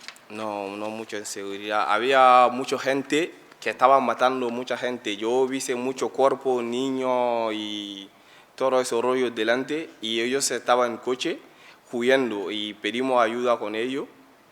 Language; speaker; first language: Spanish; non-native, learner; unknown